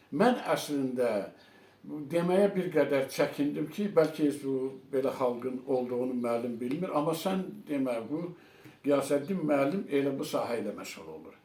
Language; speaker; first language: Azerbaijani; non-native, local second language; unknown